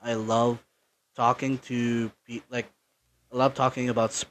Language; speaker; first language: English; non-native, local second language; Bikol